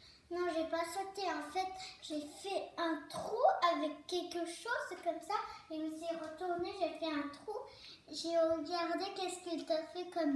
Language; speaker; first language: French; early bilingual, other home language; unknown